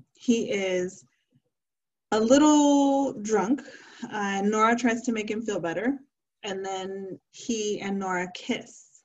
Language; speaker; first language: English; early bilingual, other home language; Spanish